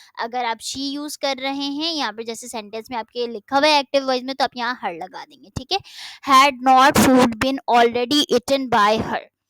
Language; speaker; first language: Urdu; native; Urdu